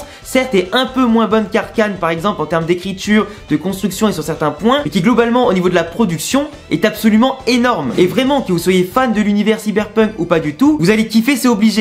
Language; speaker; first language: French; native; French